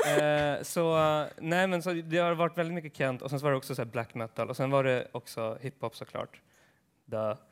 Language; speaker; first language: Swedish; early bilingual, other home language; Kurdish